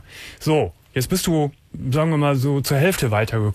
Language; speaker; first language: German; native; German